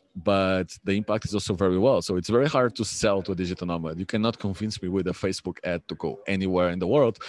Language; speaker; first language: English; non-native, fluent; Portuguese